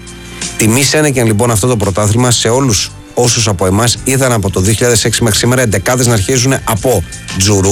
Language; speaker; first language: Greek; native; Greek